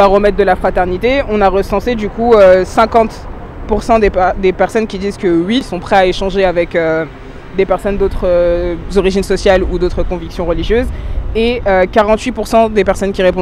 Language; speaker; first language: French; native; French